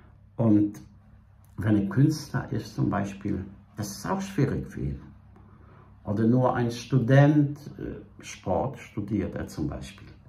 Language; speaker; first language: German; non-native, fluent; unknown